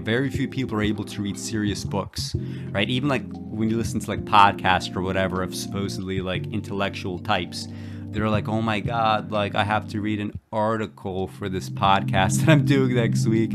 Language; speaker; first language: English; native; English